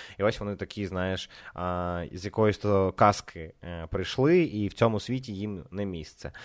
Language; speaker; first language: Ukrainian; non-native, local second language; Russian